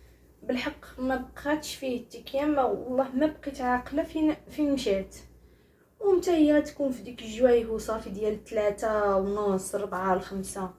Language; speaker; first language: Arabic; native; Arabic